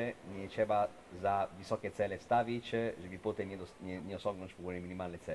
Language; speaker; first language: Polish; non-native, fluent; Italian